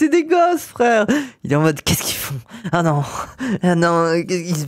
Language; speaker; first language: French; native; French